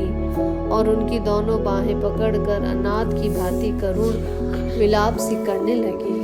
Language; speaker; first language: Hindi; native; Hindi